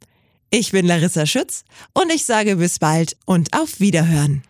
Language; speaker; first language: German; native; German